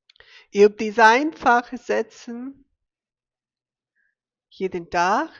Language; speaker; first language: German; non-native, fluent; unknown